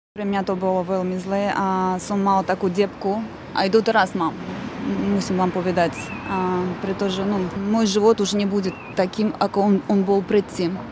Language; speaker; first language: Slovak; non-native, learner; Azerbaijani